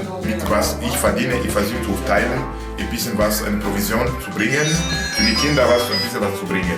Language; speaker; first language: German; non-native, learner; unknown